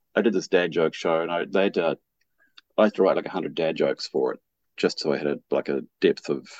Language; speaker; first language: English; native; English